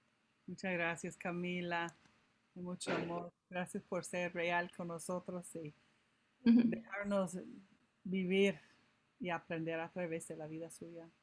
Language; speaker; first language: Spanish; non-native, fluent; English